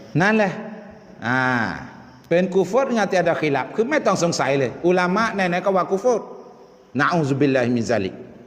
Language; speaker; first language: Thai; non-native, local second language; Malay